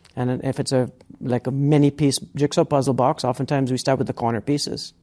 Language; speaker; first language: English; native; English